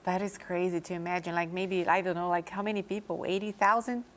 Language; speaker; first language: English; native; English